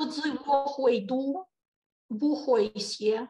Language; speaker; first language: Chinese; non-native, learner; Ukrainian